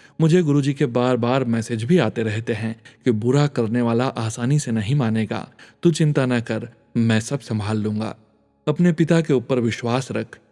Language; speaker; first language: Hindi; native; Hindi